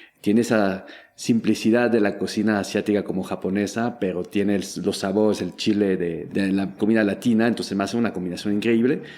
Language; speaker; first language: Spanish; non-native, fluent; French